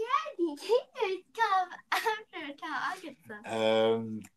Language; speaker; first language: Irish; non-native, learner; English